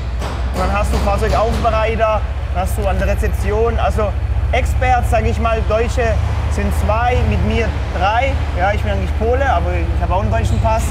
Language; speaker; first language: German; early bilingual, other home language; Polish